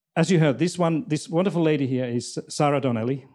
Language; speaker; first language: English; non-native, fluent; Finnish